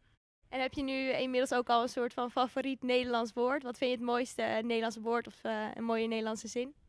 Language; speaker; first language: Dutch; native; Dutch